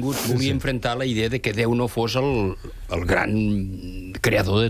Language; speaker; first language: Catalan; native; Catalan